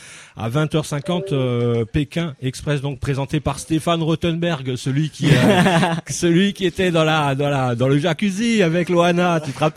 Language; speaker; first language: French; native; French